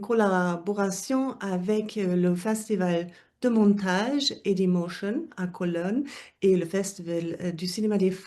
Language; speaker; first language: French; non-native, fluent; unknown